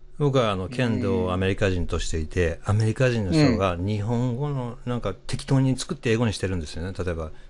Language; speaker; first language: Japanese; native; Japanese